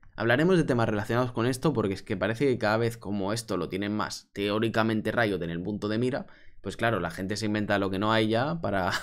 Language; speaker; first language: Spanish; native; Spanish